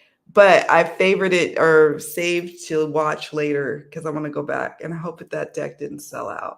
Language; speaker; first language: English; native; English